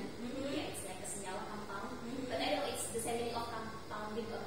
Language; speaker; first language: English; non-native, learner; Indonesian